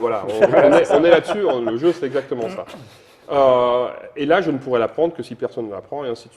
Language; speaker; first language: French; native; French